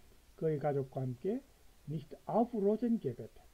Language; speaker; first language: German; non-native, fluent; Korean